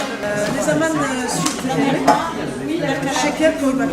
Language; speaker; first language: Turkish; non-native, learner; French